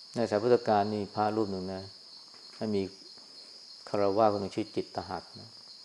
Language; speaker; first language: Thai; native; Thai